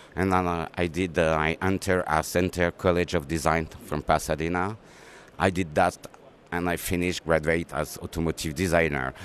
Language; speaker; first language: English; non-native, learner; French